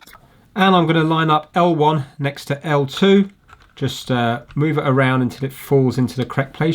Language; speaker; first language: English; native; English